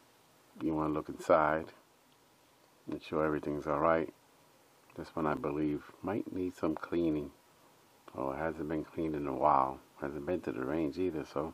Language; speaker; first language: English; native; English